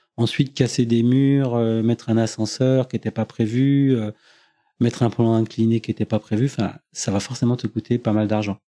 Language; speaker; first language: French; native; French